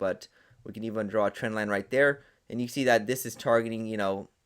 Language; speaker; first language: English; native; English